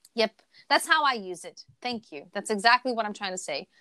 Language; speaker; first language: English; non-native, fluent; Portuguese